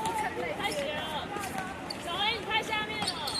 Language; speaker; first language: Chinese; native; Chinese